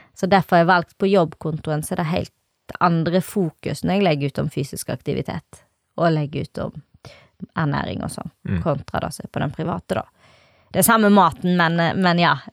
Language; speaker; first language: Norwegian; native; Norwegian